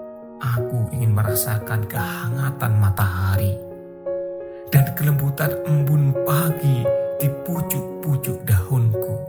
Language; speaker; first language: Indonesian; native; Indonesian